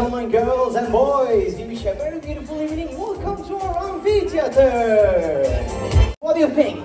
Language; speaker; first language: English; non-native, fluent; Turkish